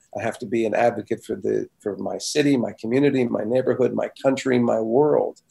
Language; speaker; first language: English; native; English